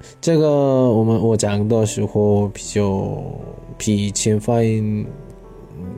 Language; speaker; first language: Chinese; non-native, learner; Korean